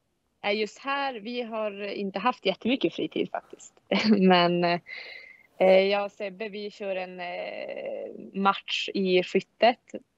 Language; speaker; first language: Swedish; native; Swedish